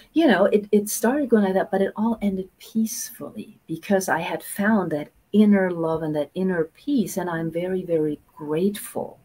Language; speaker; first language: English; non-native, fluent; German